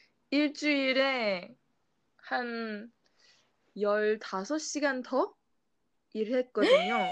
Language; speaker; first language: Korean; non-native, fluent; English